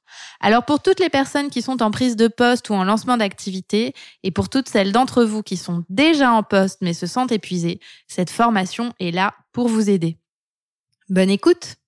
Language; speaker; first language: French; native; French